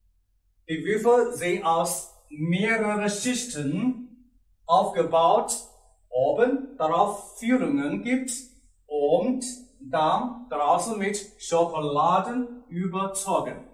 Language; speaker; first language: German; non-native, learner; Chinese